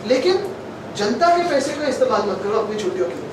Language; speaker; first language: Hindi; non-native, local second language; Marathi